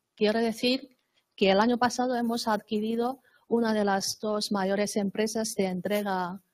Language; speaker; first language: Spanish; non-native, fluent; Chinese